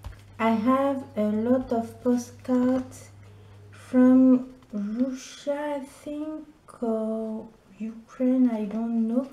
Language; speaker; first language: English; non-native, learner; French